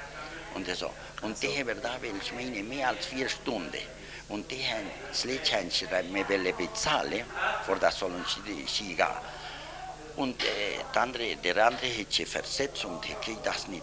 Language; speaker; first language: German; early bilingual, heritage; German